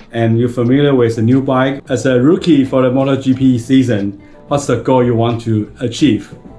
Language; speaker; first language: English; non-native, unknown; Chinese